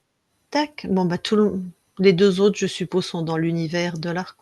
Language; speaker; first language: French; native; French